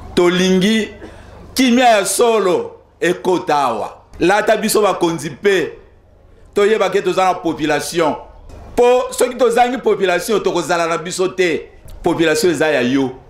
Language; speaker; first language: Lingala; non-native, local second language; Kongo